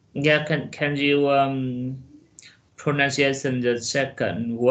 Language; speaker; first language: English; non-native, learner; Vietnamese